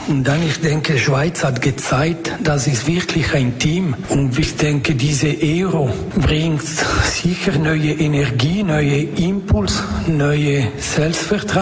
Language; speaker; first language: German; non-native, fluent; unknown